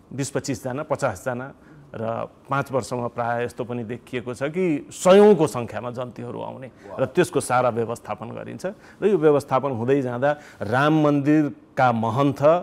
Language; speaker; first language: Nepali; non-native, local second language; Maithili